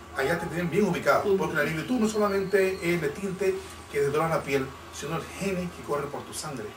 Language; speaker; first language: Spanish; native; Spanish